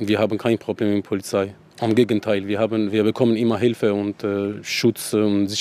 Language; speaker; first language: German; non-native, learner; Arabic